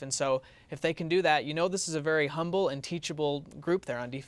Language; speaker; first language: English; native; English